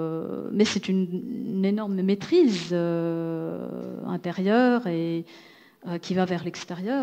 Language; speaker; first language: French; native; French